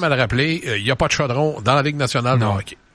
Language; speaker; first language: French; native; French